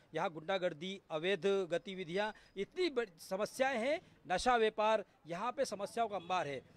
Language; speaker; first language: Hindi; native; Hindi